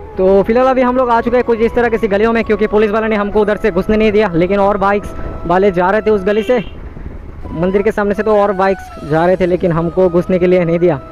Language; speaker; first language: Hindi; non-native, local second language; Bangla